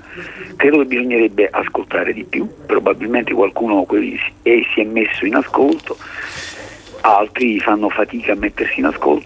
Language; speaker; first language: Italian; native; Italian